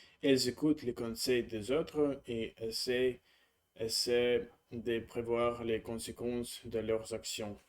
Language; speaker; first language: French; non-native, learner; Russian